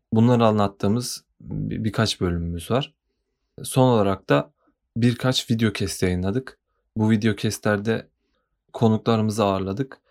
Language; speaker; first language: Turkish; native; Turkish